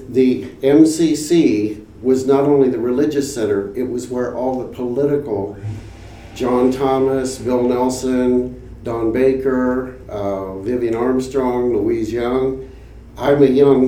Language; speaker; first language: English; native; English